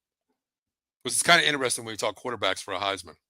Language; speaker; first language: English; native; English